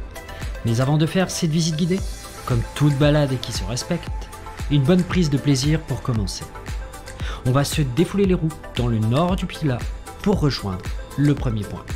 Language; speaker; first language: French; native; French